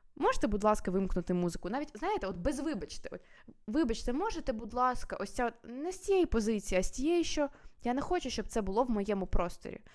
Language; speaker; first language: Ukrainian; native; Ukrainian